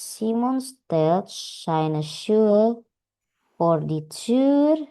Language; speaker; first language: German; non-native, learner; Indonesian